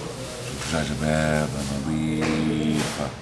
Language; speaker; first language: Arabic; native; Arabic